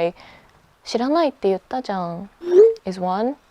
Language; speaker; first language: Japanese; early bilingual, heritage; Japanese